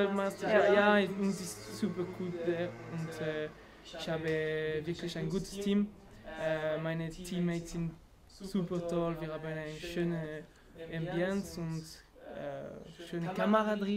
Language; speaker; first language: German; non-native, learner; French